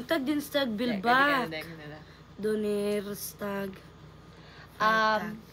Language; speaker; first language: German; non-native, learner; Filipino